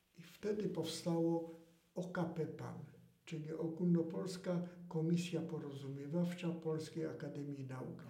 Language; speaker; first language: Polish; native; Polish